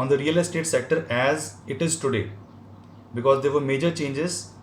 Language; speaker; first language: English; non-native, local second language; Punjabi